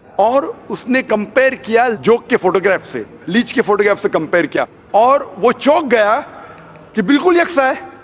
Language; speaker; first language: Hindi; non-native, local second language; Konkani